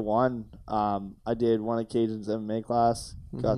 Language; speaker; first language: English; native; English